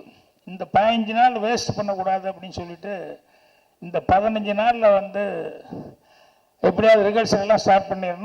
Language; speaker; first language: Tamil; native; Tamil